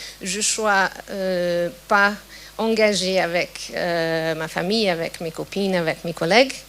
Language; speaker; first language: French; non-native, fluent; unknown